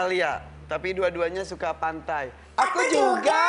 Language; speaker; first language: Indonesian; native; Indonesian